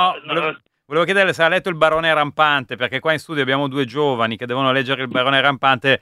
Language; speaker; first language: Italian; native; Italian